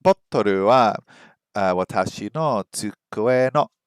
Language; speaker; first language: Japanese; non-native, learner; English